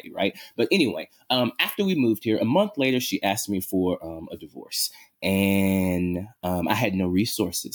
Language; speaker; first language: English; native; English